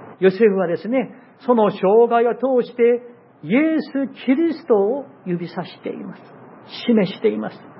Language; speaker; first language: Japanese; non-native, fluent; Korean